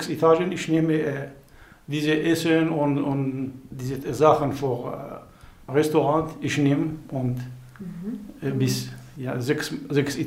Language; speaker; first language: German; non-native, learner; Kurdish